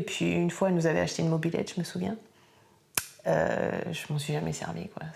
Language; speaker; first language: French; native; French